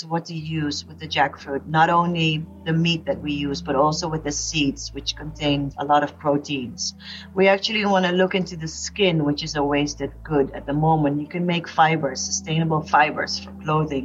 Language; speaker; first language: English; non-native, local second language; Filipino